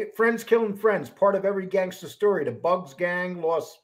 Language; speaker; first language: English; native; English